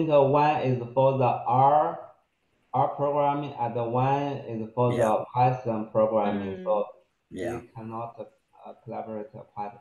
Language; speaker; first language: English; non-native, fluent; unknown